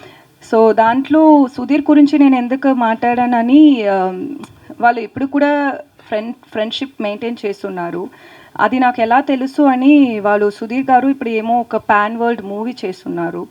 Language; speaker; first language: Telugu; non-native, learner; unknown